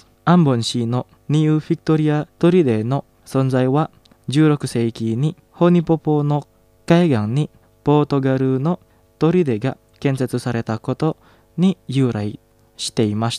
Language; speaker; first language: Japanese; non-native, fluent; Indonesian